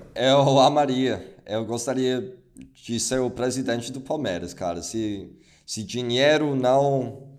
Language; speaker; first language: Portuguese; non-native, fluent; English